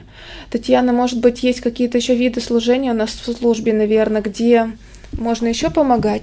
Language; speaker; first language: Russian; native; Russian